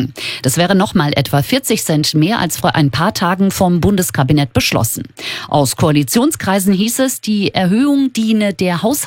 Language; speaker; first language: German; native; German